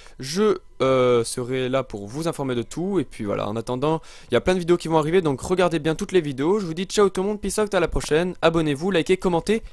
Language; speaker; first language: French; native; French